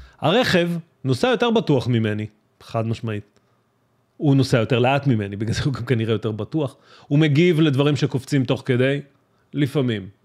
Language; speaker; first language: Hebrew; native; Hebrew